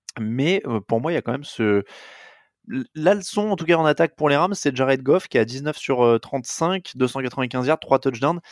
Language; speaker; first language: French; native; French